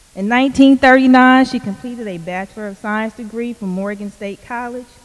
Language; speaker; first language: English; native; English